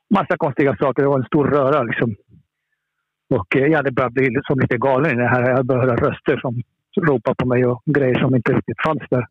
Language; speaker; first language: Swedish; early bilingual, other home language; Spanish